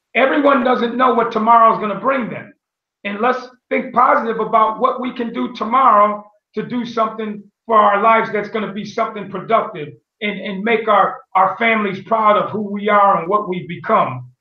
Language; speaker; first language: English; native; English